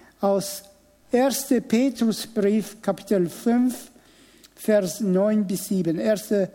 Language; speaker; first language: German; non-native, fluent; Persian